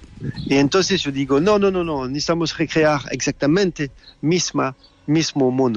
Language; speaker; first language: Spanish; non-native, fluent; French